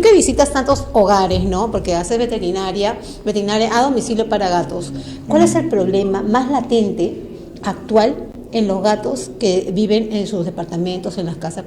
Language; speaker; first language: Spanish; native; Spanish